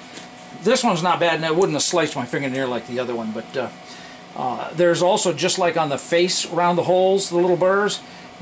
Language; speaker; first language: English; native; English